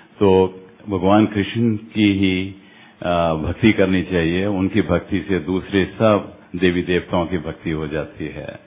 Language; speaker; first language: Hindi; non-native, local second language; Punjabi